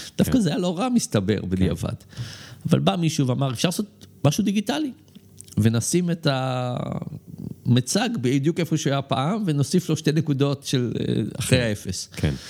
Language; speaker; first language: Hebrew; early bilingual, other home language; English